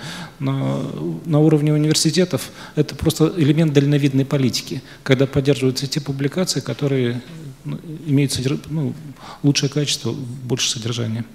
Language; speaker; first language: Russian; native; Russian